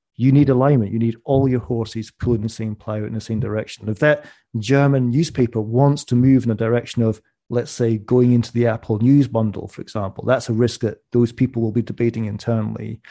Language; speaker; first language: English; native; English